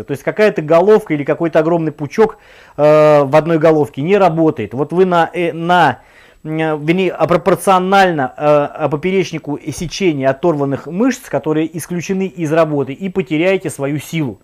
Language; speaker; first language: Russian; native; Russian